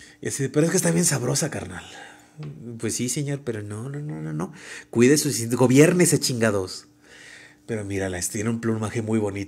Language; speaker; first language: Spanish; native; Spanish